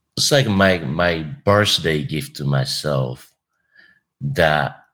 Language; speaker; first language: English; non-native, fluent; Japanese